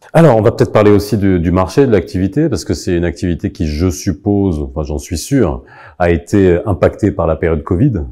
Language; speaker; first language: French; non-native, local second language; Arabic